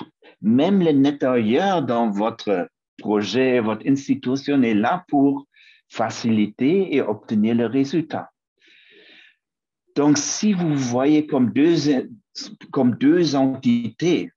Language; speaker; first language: French; non-native, fluent; German